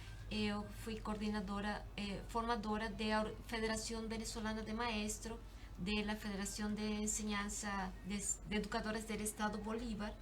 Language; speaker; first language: Portuguese; non-native, learner; Spanish